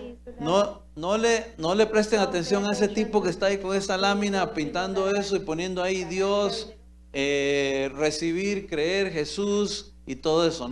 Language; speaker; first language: Spanish; native; Spanish